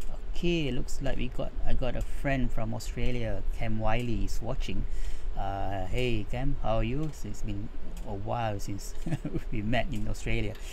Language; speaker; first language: English; non-native, local second language; Malay